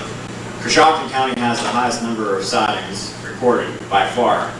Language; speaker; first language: English; native; English